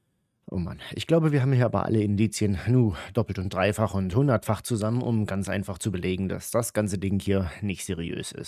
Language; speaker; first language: German; native; German